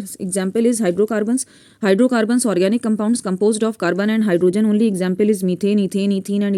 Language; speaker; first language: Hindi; native; Hindi